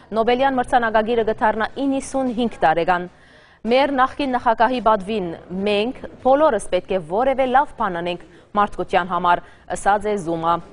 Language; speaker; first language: Armenian; early bilingual, heritage; Armenian